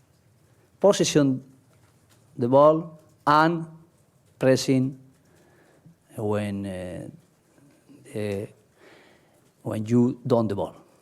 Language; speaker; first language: English; non-native, learner; Spanish